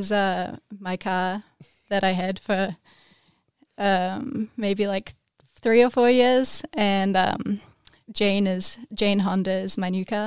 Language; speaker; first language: English; native; English